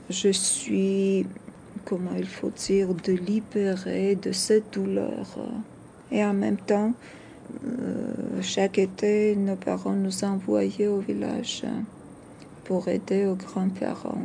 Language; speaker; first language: French; non-native, fluent; Georgian